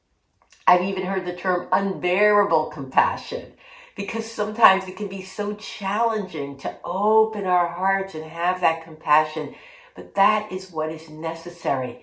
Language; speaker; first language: English; native; English